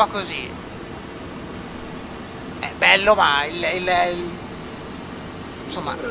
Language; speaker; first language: Italian; native; Italian